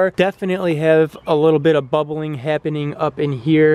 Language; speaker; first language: English; native; English